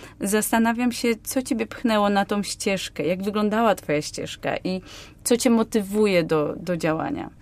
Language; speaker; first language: Polish; native; Polish